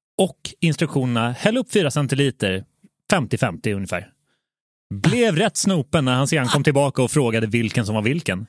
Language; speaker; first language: Swedish; native; Swedish